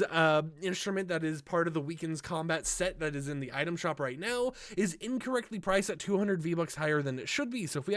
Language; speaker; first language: English; native; English